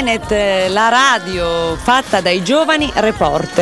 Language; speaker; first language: Italian; native; Italian